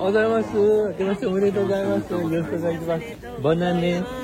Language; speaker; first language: Japanese; non-native, fluent; French